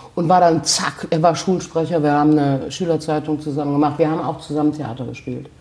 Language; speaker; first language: German; native; German